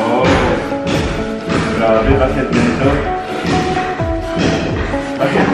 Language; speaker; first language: Filipino; non-native, learner; Arabic